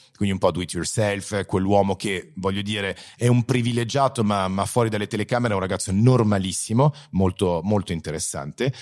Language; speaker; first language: Italian; early bilingual, heritage; Italian